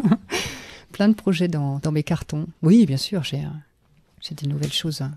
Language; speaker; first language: French; non-native, fluent; German